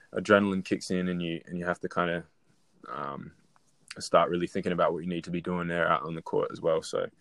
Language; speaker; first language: English; native; English